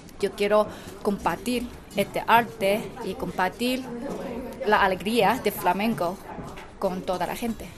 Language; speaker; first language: Spanish; non-native, learner; Chinese